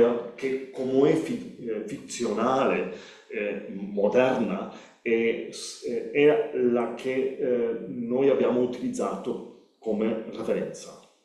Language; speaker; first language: Italian; non-native, learner; Spanish